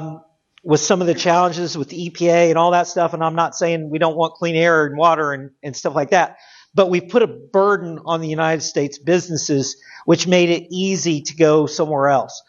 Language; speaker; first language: English; native; English